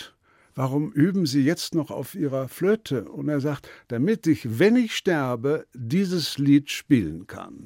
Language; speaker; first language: German; native; German